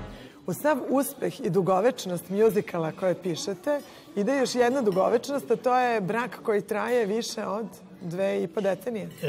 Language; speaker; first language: Serbian; native; Serbian